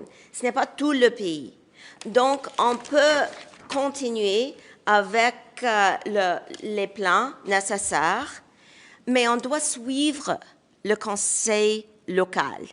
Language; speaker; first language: French; non-native, local second language; English